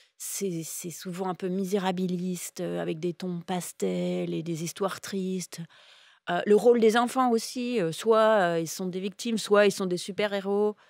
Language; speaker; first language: French; native; French